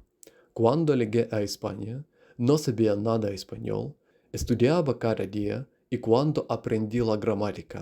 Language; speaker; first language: Spanish; non-native, learner; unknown